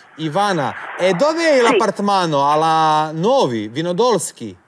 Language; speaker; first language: Italian; non-native, learner; Croatian